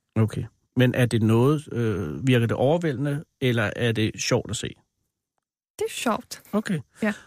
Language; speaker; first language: Danish; non-native, fluent; Chinese